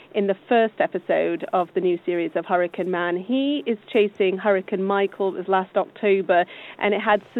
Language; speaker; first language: English; native; English